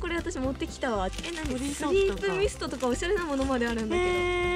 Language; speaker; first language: Japanese; native; Japanese